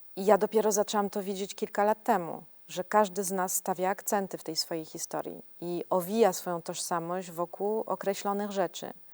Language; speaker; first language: Polish; early bilingual, heritage; Polish